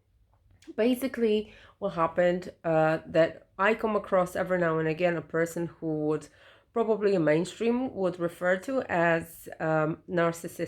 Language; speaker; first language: English; non-native, fluent; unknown